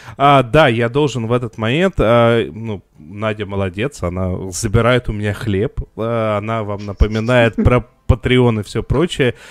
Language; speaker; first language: Russian; native; Russian